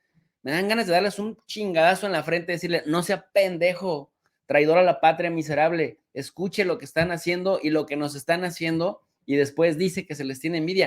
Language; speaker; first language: Spanish; native; Spanish